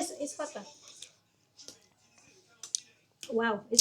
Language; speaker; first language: English; non-native, local second language; Iban